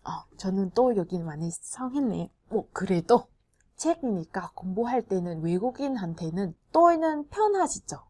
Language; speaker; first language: Korean; non-native, fluent; Vietnamese